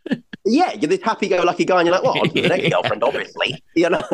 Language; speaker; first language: English; native; English